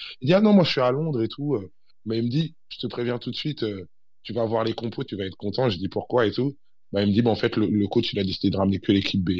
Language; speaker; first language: French; early bilingual, other home language; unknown